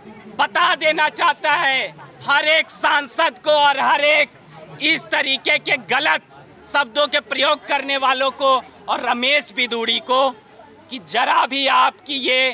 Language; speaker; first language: Hindi; native; Hindi